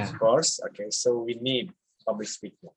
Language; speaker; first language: English; non-native, fluent; Indonesian